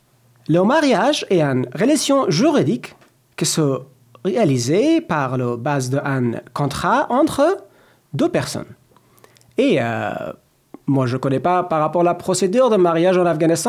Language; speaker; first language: French; non-native, learner; Persian